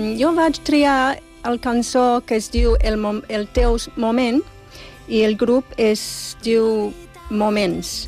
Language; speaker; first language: Catalan; non-native, fluent; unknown